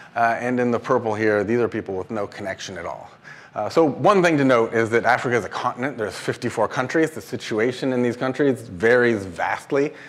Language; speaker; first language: English; native; English